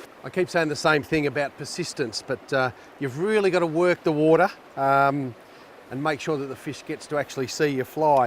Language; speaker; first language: English; native; English